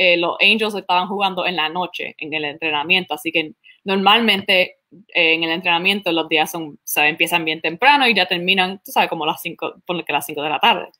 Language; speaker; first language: Spanish; early bilingual, heritage; Spanish